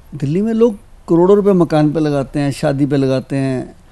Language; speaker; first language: Hindi; native; Hindi